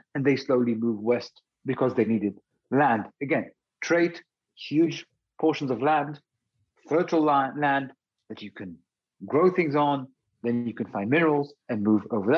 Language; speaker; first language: English; native; English